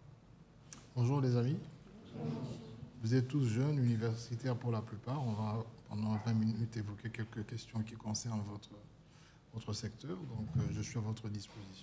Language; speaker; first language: French; non-native, local second language; Lingala